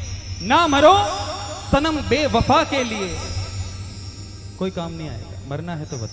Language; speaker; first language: Hindi; native; Hindi